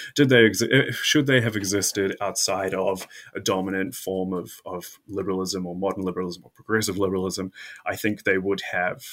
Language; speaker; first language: English; native; English